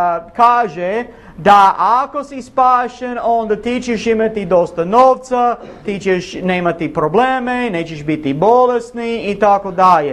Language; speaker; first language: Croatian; non-native, learner; English